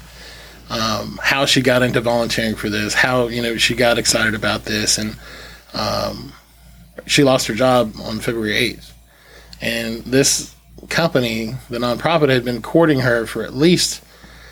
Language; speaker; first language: English; native; English